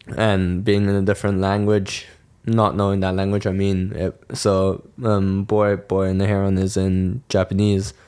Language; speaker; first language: English; non-native, fluent; German